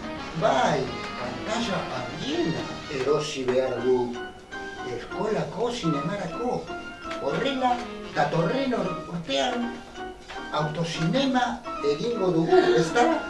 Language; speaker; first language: Basque; non-native, learner; Spanish